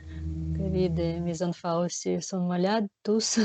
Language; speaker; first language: French; non-native, fluent; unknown